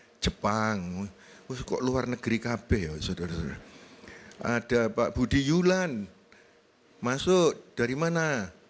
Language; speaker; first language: Indonesian; native; Indonesian